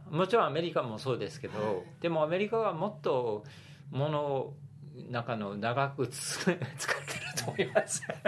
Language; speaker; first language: Japanese; non-native, fluent; English